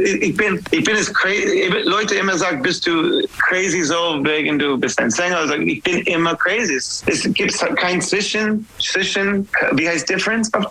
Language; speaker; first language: German; non-native, learner; English